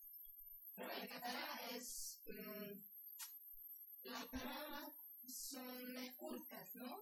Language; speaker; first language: Catalan; non-native, learner; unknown